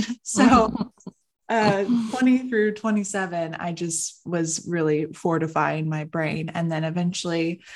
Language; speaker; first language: English; native; English